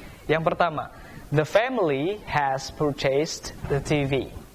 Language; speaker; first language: English; non-native, fluent; Indonesian